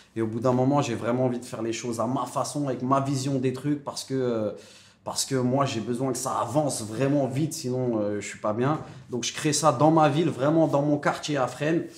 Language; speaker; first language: French; native; French